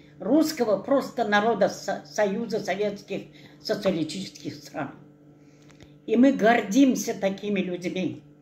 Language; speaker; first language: Russian; non-native, local second language; Tatar